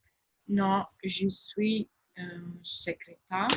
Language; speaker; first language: French; non-native, learner; Albanian